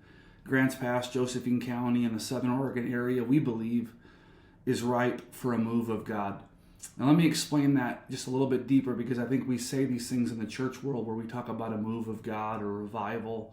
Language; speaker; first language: English; native; English